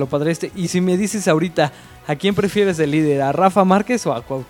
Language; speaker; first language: Spanish; native; Spanish